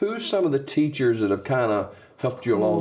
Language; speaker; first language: English; native; English